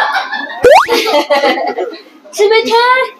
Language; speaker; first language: Japanese; early bilingual, heritage; Japanese